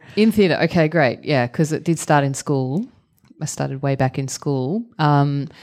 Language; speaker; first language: English; native; English